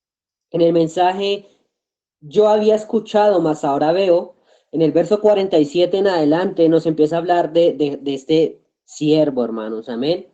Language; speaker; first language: Spanish; native; Spanish